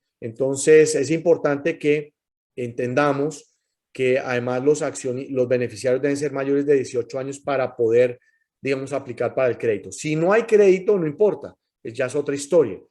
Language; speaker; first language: Spanish; native; Spanish